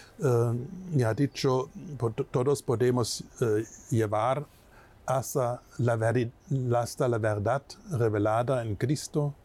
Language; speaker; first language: Spanish; non-native, fluent; German